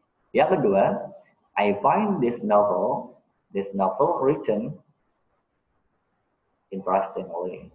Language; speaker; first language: English; non-native, fluent; Indonesian